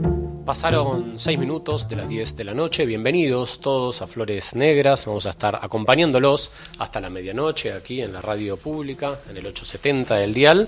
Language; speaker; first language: Spanish; native; Spanish